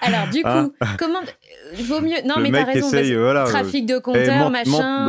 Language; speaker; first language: French; native; French